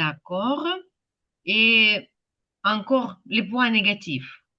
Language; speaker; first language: French; non-native, fluent; Ukrainian